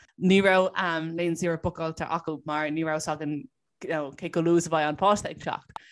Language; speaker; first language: Irish; non-native, local second language; English